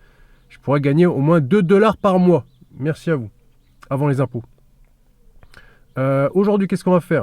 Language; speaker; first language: French; native; French